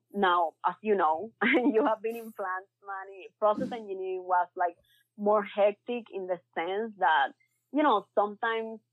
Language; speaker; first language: English; early bilingual, other home language; Spanish